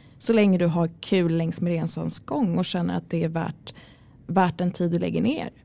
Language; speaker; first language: Swedish; early bilingual, other home language; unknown